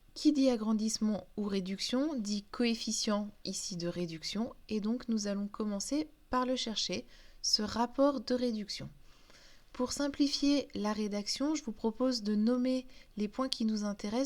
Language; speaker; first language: French; native; French